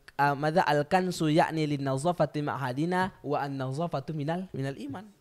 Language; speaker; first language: Arabic; non-native, learner; Indonesian